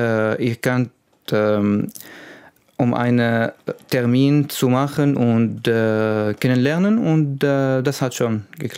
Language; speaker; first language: German; non-native, learner; Arabic